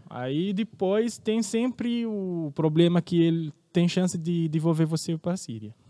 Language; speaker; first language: Portuguese; non-native, fluent; Arabic